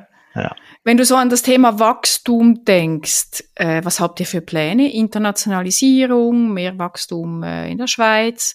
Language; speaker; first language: German; native; German